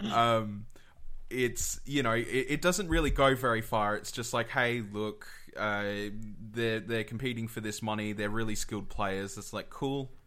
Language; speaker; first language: English; native; English